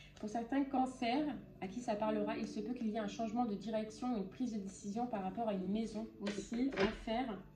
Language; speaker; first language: French; native; French